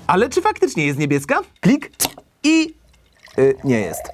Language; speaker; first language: Polish; native; Polish